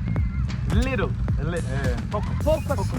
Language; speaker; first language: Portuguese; non-native, learner; Swedish